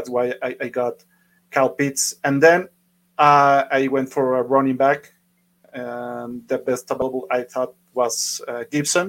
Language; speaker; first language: English; non-native, fluent; Spanish